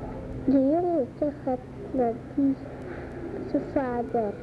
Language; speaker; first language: Dutch; early bilingual, other home language; Arabic